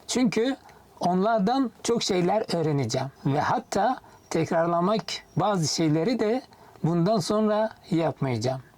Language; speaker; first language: Turkish; non-native, fluent; Arabic